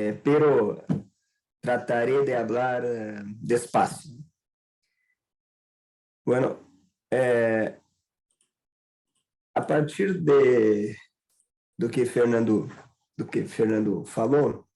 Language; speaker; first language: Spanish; non-native, learner; Portuguese